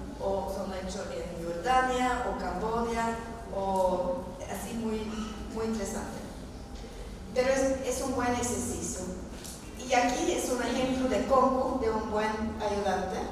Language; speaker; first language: Spanish; non-native, fluent; Norwegian